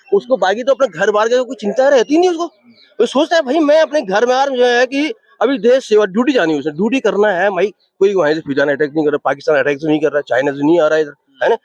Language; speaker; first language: Hindi; native; Hindi